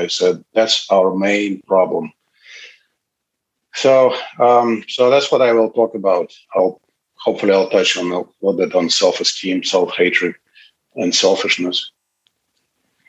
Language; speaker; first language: English; non-native, fluent; Russian